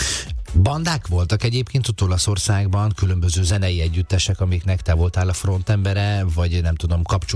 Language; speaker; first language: Hungarian; native; Hungarian